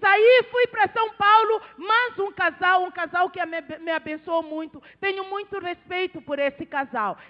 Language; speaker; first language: Portuguese; non-native, local second language; Tsonga